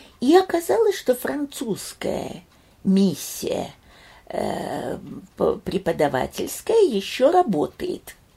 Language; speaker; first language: Russian; early bilingual, heritage; Russian